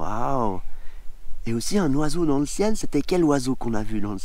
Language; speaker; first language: French; native; French